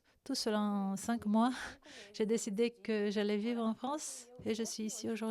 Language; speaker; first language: French; non-native, fluent; Portuguese